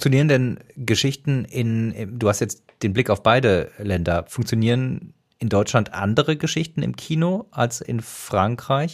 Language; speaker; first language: German; native; German